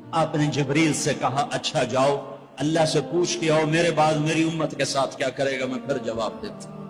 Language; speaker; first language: Urdu; non-native, local second language; Punjabi